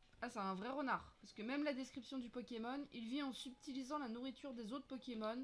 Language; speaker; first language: French; native; French